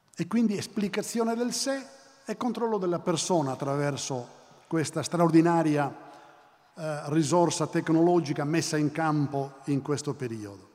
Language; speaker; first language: Italian; native; Italian